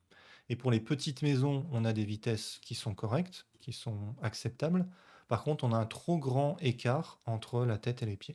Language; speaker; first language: French; native; French